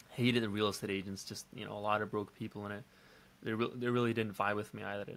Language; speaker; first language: English; non-native, fluent; Dutch